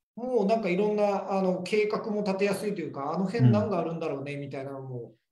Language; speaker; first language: Japanese; native; Japanese